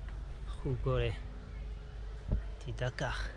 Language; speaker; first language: French; non-native, learner; Portuguese